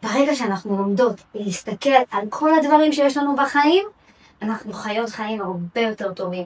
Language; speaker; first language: Hebrew; native; Hebrew